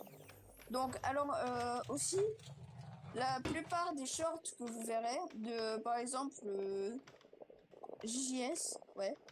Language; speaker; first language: French; native; French